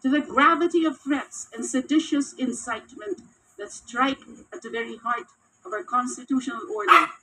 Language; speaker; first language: English; non-native, local second language; Filipino